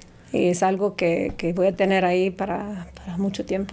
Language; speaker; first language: Spanish; non-native, fluent; English